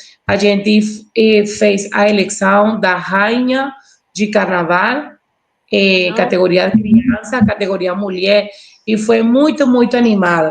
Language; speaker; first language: Portuguese; non-native, learner; Spanish